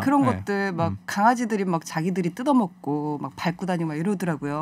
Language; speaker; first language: Korean; native; Korean